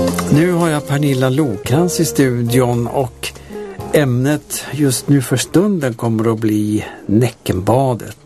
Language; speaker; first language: Swedish; native; Swedish